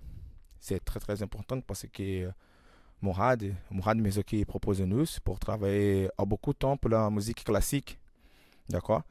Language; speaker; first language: French; non-native, learner; Portuguese